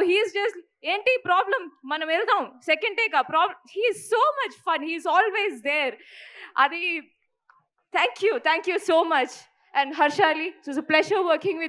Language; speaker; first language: Telugu; non-native, local second language; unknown